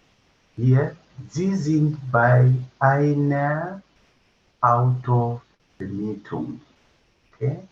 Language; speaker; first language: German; non-native, fluent; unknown